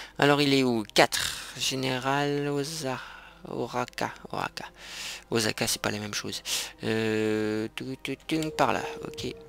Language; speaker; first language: French; native; French